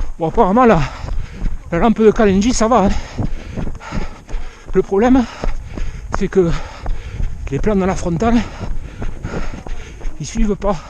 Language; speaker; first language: French; native; French